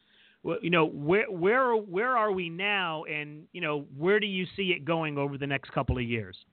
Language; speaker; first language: English; native; English